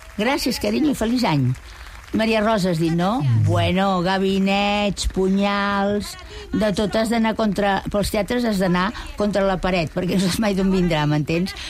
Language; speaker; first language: Catalan; non-native, local second language; Spanish